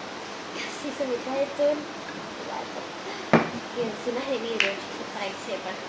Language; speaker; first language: Spanish; native; Spanish